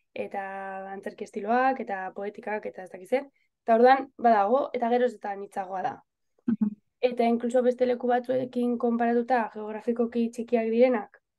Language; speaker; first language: Basque; native; Basque